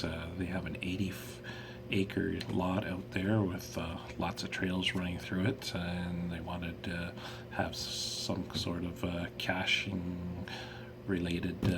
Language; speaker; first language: English; native; English